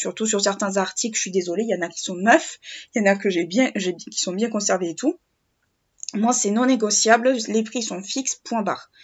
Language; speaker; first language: French; native; French